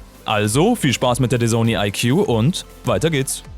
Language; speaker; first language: German; native; German